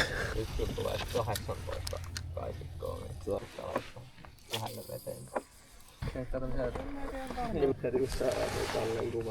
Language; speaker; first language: Finnish; native; Finnish